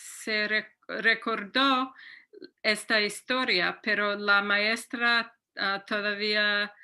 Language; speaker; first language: Spanish; non-native, fluent; English